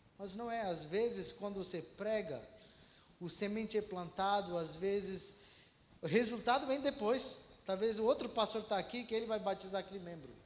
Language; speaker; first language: Portuguese; non-native, fluent; Malayalam